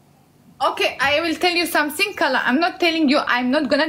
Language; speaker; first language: English; non-native, learner; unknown